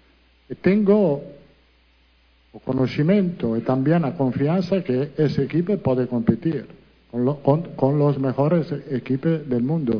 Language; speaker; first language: Portuguese; non-native, fluent; Italian